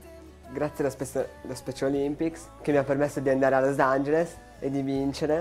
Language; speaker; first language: Italian; early bilingual, other home language; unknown